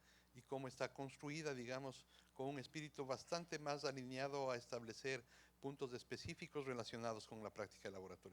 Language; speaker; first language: Spanish; native; Spanish